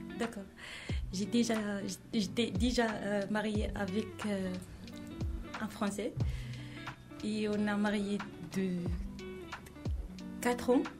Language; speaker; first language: French; non-native, learner; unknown